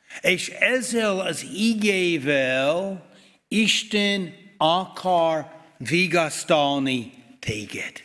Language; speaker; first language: Hungarian; non-native, fluent; English